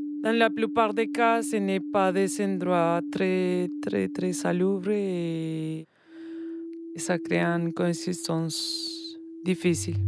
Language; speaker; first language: French; non-native, learner; Spanish